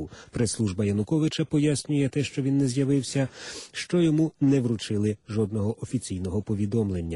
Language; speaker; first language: Ukrainian; native; Ukrainian